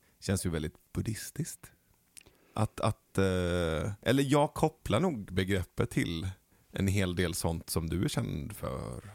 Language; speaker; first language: Swedish; early bilingual, other home language; Persian